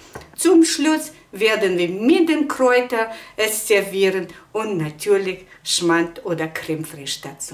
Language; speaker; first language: German; non-native, fluent; Russian